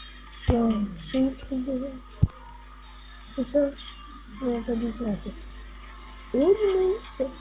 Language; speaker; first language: French; native; French